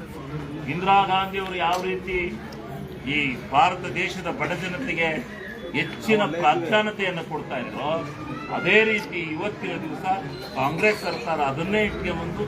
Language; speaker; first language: Kannada; native; Kannada